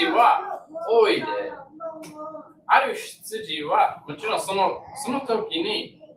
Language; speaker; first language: Japanese; non-native, learner; English